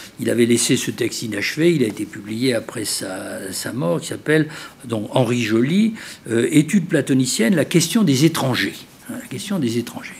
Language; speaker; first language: French; native; French